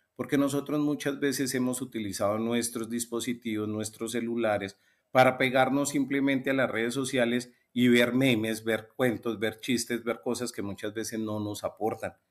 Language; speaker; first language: Spanish; native; Spanish